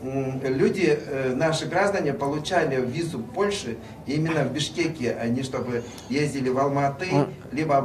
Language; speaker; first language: Russian; non-native, local second language; Kyrgyz